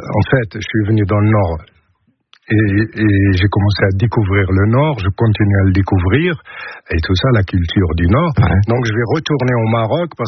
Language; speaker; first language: French; non-native, local second language; Arabic